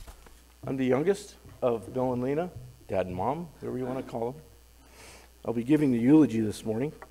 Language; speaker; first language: English; native; English